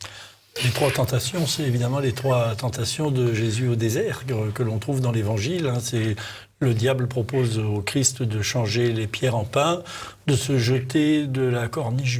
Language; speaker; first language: French; native; French